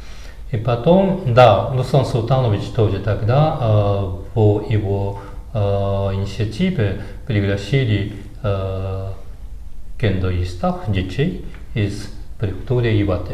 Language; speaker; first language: Russian; non-native, fluent; Japanese